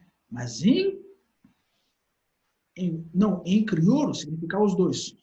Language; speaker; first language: Portuguese; non-native, fluent; Haitian Creole